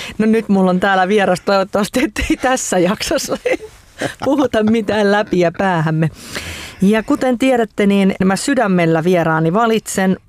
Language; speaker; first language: Finnish; native; Finnish